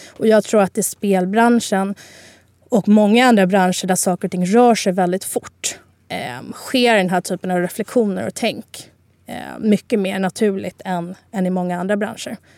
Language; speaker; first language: Swedish; early bilingual, other home language; Spanish